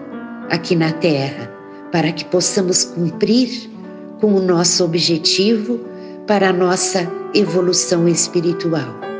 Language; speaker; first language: Portuguese; native; Portuguese